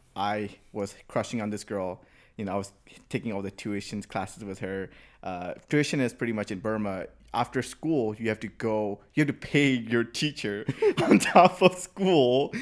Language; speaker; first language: English; early bilingual, other home language; Burmese